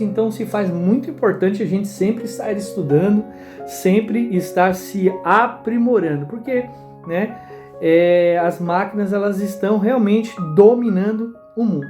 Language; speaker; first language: Portuguese; native; Portuguese